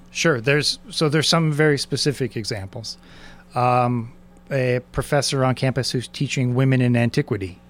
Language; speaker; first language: English; native; English